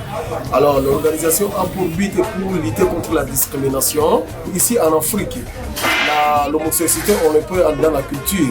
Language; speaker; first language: French; non-native, local second language; Swahili